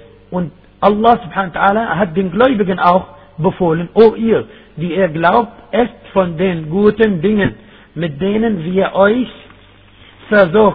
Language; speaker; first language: German; non-native, fluent; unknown